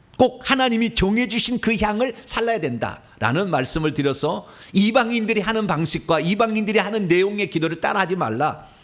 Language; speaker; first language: Korean; native; Korean